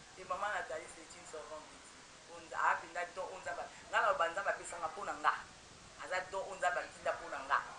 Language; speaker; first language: Lingala; native; Lingala